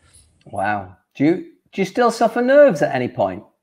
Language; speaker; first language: English; native; English